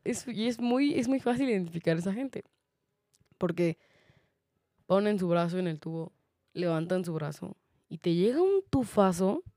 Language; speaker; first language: Spanish; native; Spanish